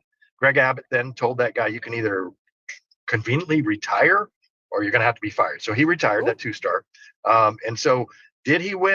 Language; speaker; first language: English; native; English